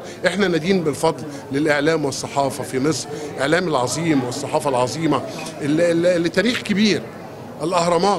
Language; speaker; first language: Arabic; native; Arabic